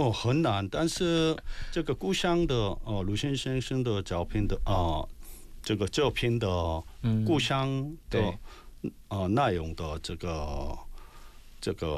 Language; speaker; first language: Chinese; non-native, learner; Korean